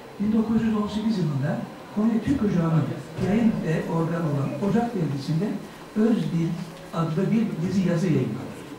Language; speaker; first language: Turkish; native; Turkish